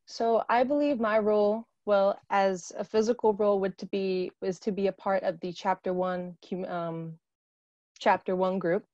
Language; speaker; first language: English; native; English